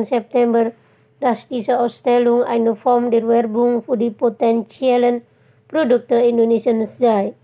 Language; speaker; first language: German; non-native, fluent; Indonesian